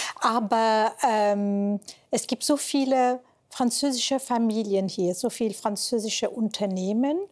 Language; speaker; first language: German; non-native, fluent; French